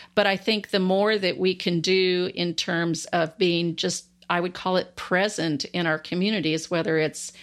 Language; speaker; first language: English; native; English